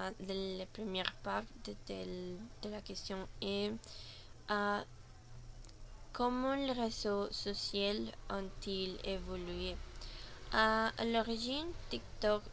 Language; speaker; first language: French; non-native, learner; Spanish